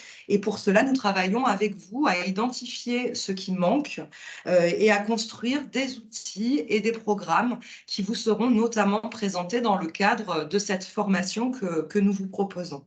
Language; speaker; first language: French; native; French